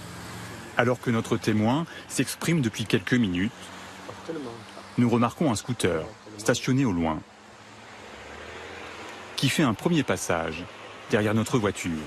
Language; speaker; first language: French; native; French